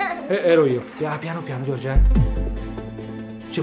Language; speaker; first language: Italian; native; Italian